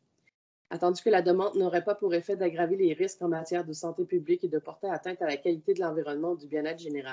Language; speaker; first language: French; native; French